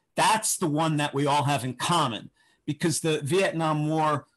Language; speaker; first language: English; native; English